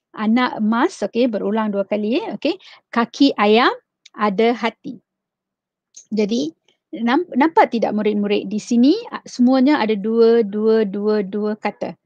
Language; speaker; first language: Malay; non-native, local second language; Tamil